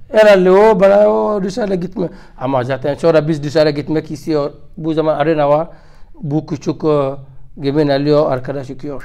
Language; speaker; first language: Turkish; non-native, learner; French